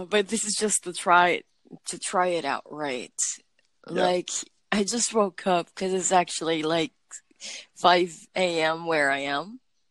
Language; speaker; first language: English; non-native, local second language; Filipino